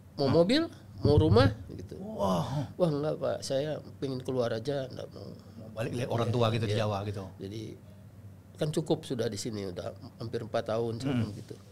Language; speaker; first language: Indonesian; native; Indonesian